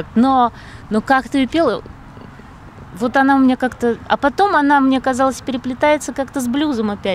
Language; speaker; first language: Russian; native; Russian